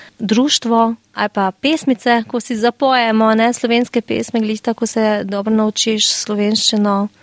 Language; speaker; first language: Slovenian; early bilingual, heritage; Slovenian